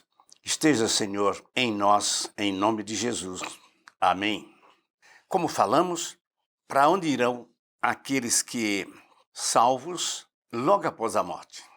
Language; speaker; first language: Portuguese; native; Portuguese